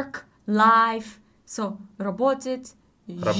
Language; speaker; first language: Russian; non-native, learner; English